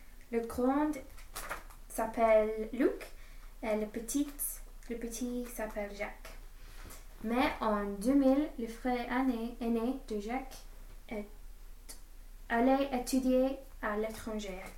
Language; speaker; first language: French; non-native, learner; English